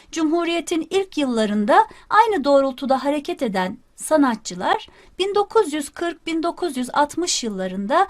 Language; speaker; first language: Turkish; native; Turkish